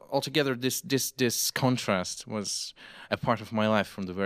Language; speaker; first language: English; non-native, fluent; Russian